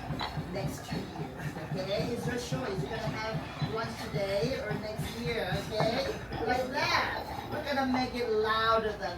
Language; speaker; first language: English; non-native, learner; Thai